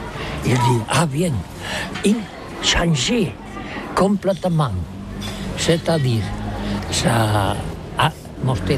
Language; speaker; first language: French; non-native, learner; Catalan